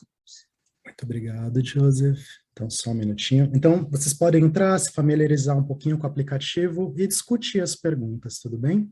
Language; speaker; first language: Portuguese; native; Portuguese